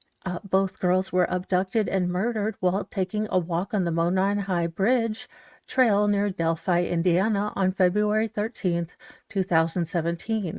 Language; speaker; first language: English; native; English